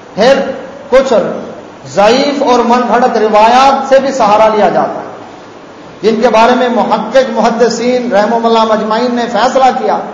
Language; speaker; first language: Urdu; non-native, local second language; Saraiki